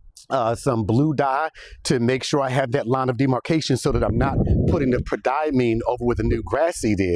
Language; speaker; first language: English; native; English